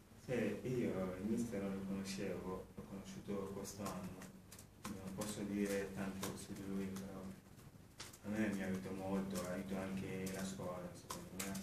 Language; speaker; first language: Italian; non-native, fluent; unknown